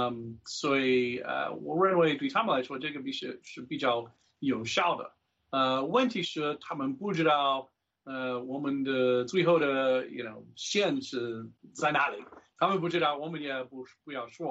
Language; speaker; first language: Chinese; non-native, fluent; English